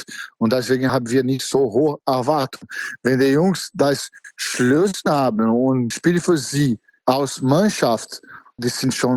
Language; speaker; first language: German; non-native, fluent; Portuguese